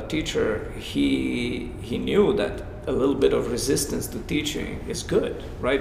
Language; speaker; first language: English; non-native, fluent; Romanian